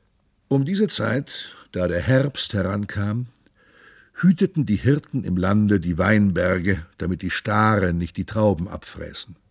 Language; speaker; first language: German; native; German